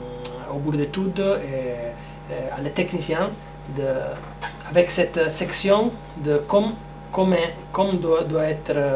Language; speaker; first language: French; non-native, fluent; Italian